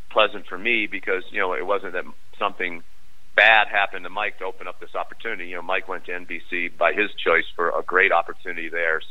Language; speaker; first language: English; native; English